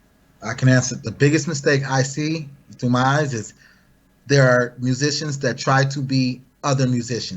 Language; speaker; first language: English; native; English